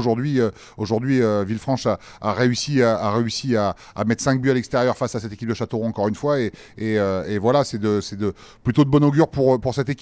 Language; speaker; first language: French; native; French